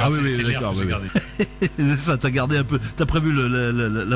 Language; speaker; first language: French; native; French